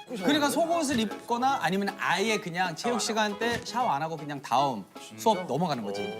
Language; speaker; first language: Korean; early bilingual, heritage; Korean